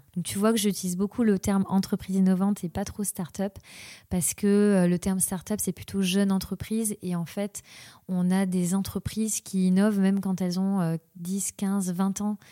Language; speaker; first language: French; native; French